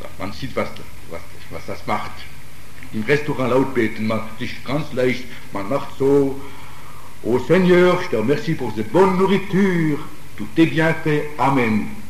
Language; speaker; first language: German; non-native, fluent; Italian